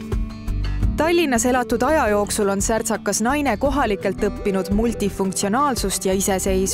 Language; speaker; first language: Estonian; native; Estonian